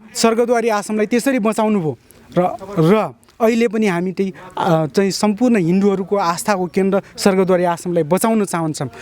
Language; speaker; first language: Nepali; non-native, local second language; Dangaura Tharu